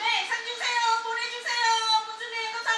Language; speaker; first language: Korean; non-native, learner; Vietnamese